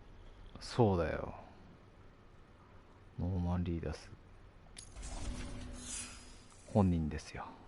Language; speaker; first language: Japanese; native; Japanese